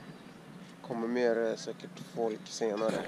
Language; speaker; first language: Swedish; early bilingual, other home language; Russian